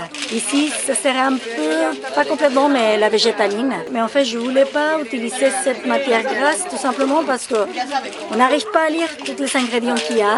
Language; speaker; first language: French; non-native, fluent; Spanish